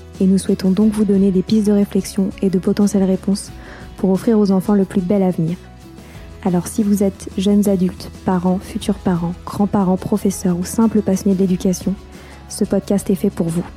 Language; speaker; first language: French; native; French